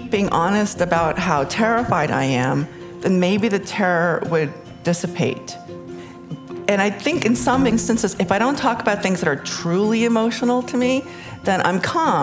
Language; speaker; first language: English; early bilingual, other home language; Korean